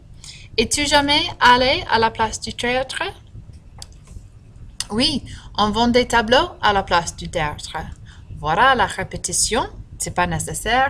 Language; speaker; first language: French; non-native, fluent; English